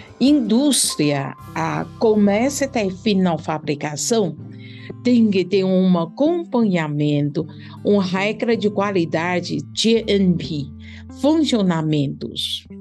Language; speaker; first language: Portuguese; non-native, learner; Chinese